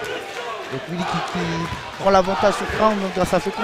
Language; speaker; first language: French; native; French